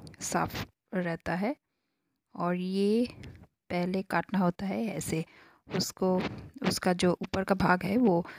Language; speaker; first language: Hindi; non-native, local second language; Bangla